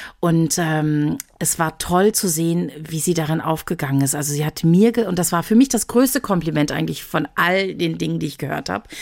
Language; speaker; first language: German; early bilingual, other home language; Turkish